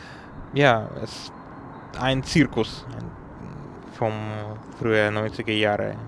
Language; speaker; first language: German; non-native, learner; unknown